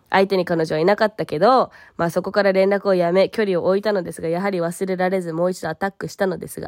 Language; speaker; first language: Japanese; early bilingual, heritage; Japanese